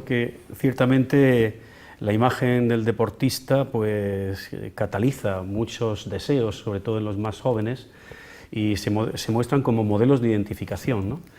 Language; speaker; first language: Spanish; native; Spanish